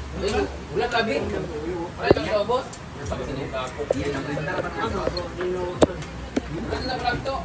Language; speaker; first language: Filipino; non-native, local second language; Cebuano